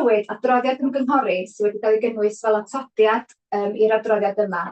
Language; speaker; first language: Welsh; native; Welsh